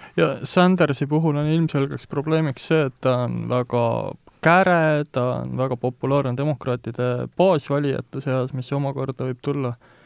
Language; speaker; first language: Estonian; native; Estonian